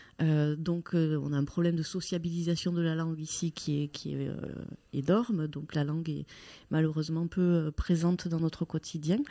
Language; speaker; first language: French; native; French